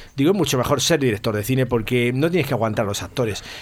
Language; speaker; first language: Spanish; native; Spanish